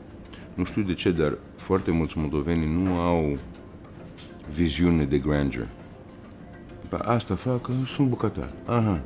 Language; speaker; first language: Romanian; non-native, learner; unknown